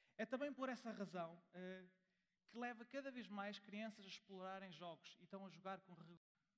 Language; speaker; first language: Portuguese; early bilingual, heritage; German